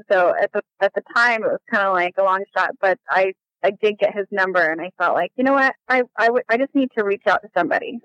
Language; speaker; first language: English; native; English